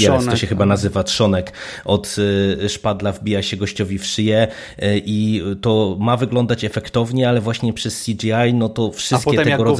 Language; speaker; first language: Polish; native; Polish